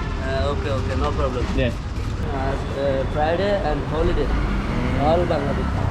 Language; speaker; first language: English; non-native, learner; Bangla